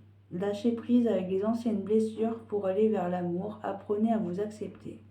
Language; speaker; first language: French; native; French